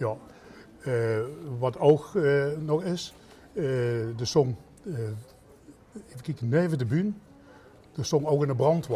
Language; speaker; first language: Dutch; native; Dutch